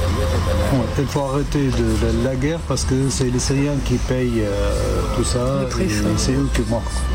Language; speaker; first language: French; non-native, fluent; Arabic